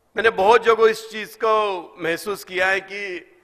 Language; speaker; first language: Hindi; non-native, local second language; Marathi